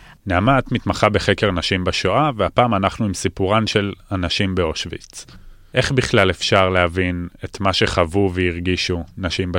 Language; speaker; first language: Hebrew; native; Hebrew